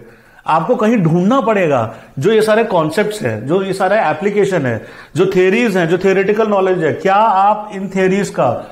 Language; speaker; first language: Hindi; native; Hindi